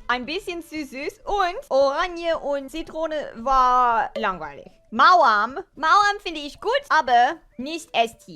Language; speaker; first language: German; non-native, learner; English